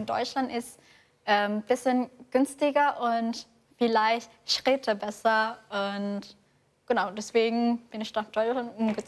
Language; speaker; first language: German; non-native, fluent; Indonesian